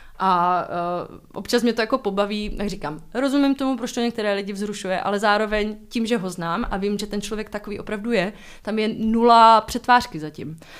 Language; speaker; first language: Czech; native; Czech